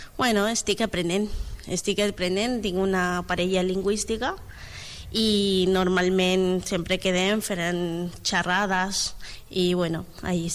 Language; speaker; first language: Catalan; non-native, learner; Spanish